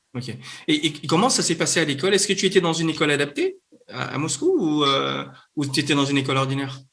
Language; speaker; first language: French; native; French